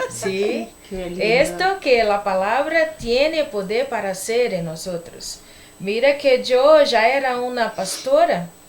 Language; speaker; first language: Spanish; non-native, learner; Portuguese